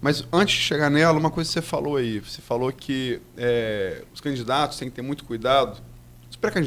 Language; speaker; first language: Portuguese; native; Portuguese